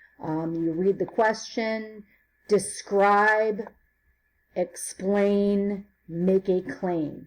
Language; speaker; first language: English; native; English